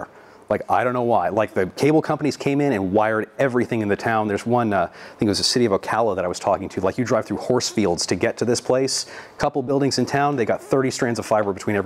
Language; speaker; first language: English; native; English